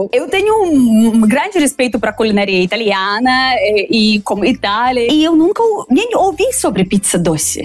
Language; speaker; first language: Portuguese; non-native, fluent; Russian